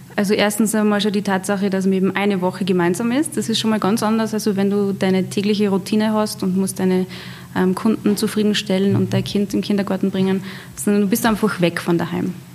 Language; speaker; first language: German; native; German